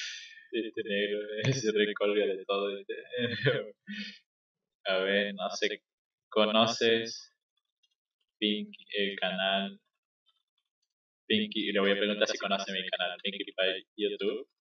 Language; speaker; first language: Spanish; native; Spanish